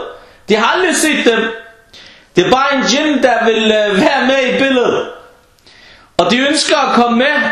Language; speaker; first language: Danish; non-native, fluent; Arabic